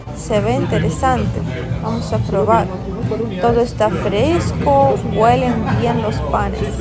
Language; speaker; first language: Spanish; non-native, fluent; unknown